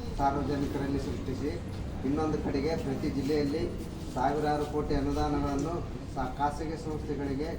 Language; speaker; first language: Kannada; native; Kannada